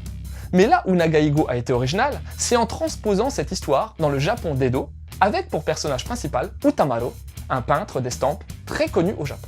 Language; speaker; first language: French; native; French